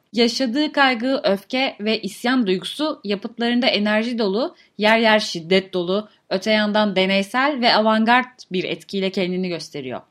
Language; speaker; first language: Turkish; native; Turkish